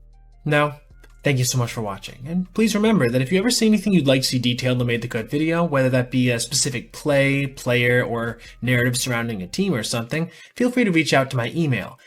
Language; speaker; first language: English; native; English